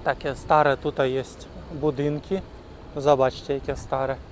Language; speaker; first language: Polish; non-native, learner; Ukrainian